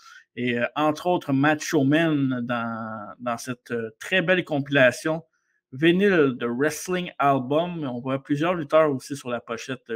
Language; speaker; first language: French; native; French